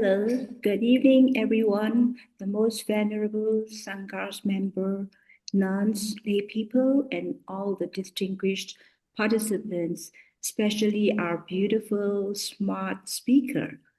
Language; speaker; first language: English; non-native, fluent; Burmese